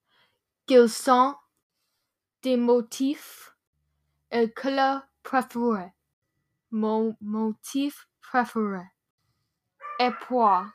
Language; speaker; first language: French; non-native, learner; English